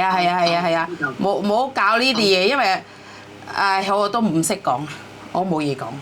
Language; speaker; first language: Cantonese; non-native, fluent; Indonesian